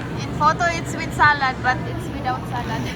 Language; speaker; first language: English; non-native, local second language; Filipino